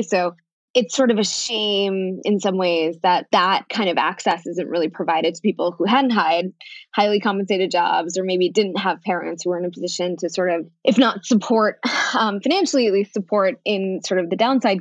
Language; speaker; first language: English; early bilingual, other home language; Bangla